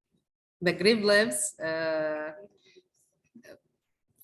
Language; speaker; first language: English; non-native, learner; Arabic